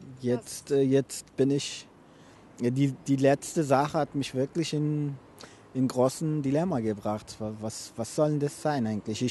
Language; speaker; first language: German; non-native, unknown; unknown